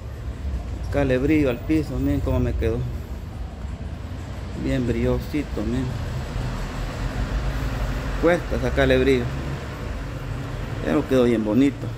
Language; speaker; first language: Spanish; native; Spanish